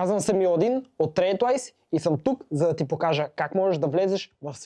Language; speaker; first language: Bulgarian; native; Bulgarian